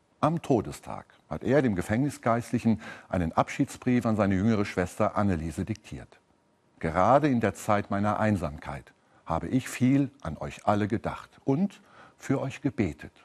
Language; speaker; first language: German; native; German